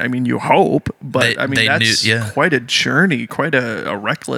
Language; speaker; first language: English; native; English